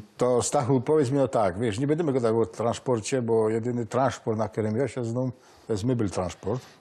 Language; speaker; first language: Polish; native; Polish